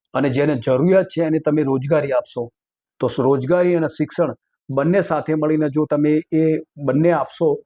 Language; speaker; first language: Gujarati; native; Gujarati